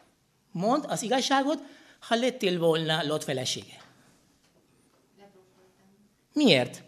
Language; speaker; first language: Hungarian; non-native, fluent; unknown